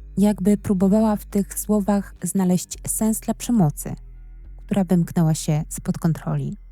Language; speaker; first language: Polish; native; Polish